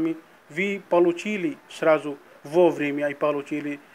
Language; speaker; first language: Russian; non-native, learner; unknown